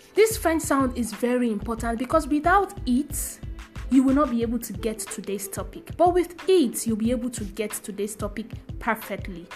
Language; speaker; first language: English; non-native, local second language; Yoruba